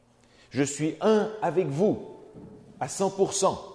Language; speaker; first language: French; native; French